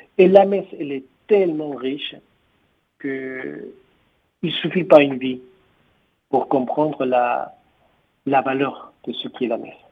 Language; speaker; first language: French; non-native, fluent; Spanish